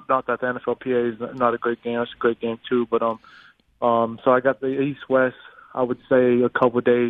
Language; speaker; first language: English; native; English